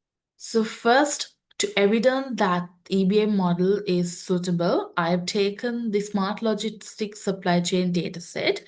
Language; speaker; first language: English; non-native, local second language; Sinhala